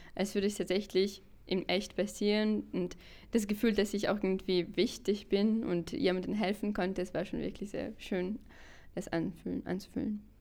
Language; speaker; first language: German; non-native, fluent; Russian